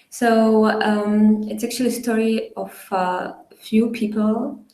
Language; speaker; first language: English; non-native, fluent; Czech